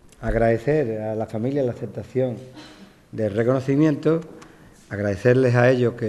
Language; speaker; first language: Spanish; native; Spanish